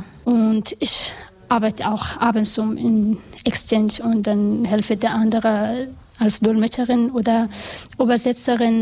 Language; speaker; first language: German; non-native, learner; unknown